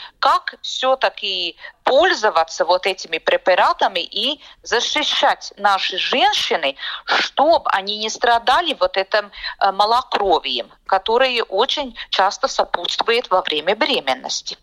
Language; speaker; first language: Russian; non-native, local second language; Latvian